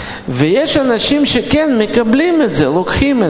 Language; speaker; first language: Hebrew; non-native, fluent; Russian